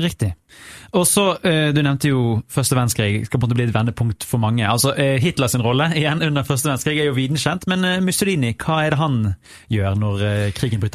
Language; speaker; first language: Norwegian; native; Norwegian